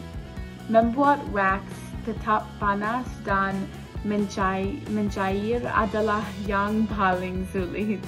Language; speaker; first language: Indonesian; non-native, learner; English